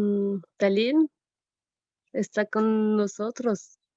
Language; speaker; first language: Portuguese; non-native, fluent; French